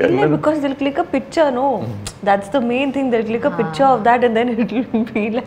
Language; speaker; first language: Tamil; non-native, learner; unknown